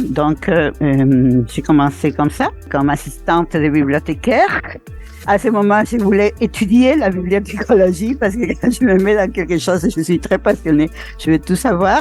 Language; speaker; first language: French; non-native, fluent; Spanish